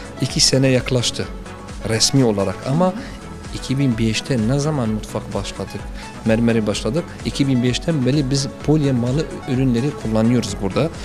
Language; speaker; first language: Turkish; non-native, learner; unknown